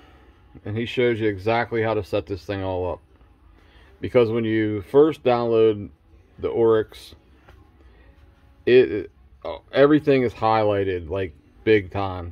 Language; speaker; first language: English; native; English